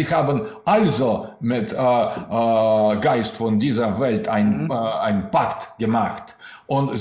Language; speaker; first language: German; non-native, learner; Russian